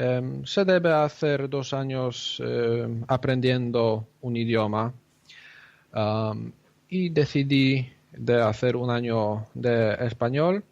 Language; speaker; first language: Spanish; non-native, fluent; Polish